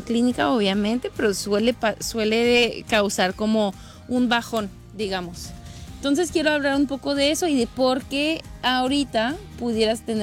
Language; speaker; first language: Spanish; non-native, fluent; French